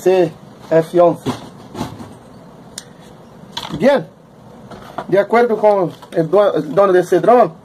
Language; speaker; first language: Spanish; non-native, learner; Portuguese